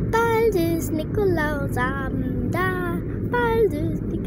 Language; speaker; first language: German; early bilingual, other home language; Vietnamese